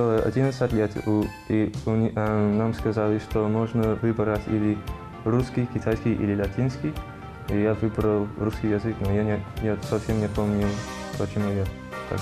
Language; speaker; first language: Russian; non-native, learner; English